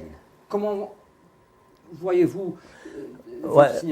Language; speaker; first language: French; non-native, fluent; Portuguese